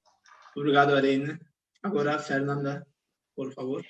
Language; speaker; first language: Portuguese; non-native, fluent; Turkish